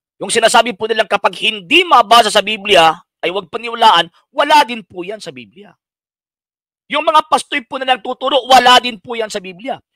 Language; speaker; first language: Filipino; non-native, local second language; Cebuano